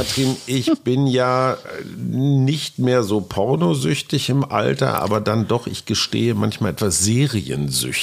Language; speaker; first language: German; native; German